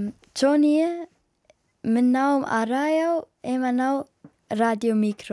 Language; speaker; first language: German; early bilingual, other home language; Kurdish